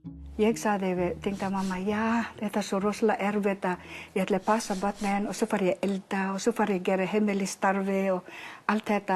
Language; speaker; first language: Icelandic; non-native, learner; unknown